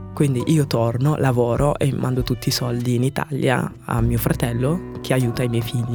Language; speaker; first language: Italian; early bilingual, other home language; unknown